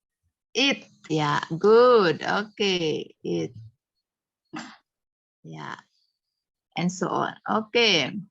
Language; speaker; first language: English; non-native, fluent; Indonesian